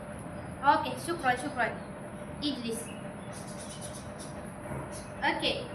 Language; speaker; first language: Arabic; non-native, learner; Malay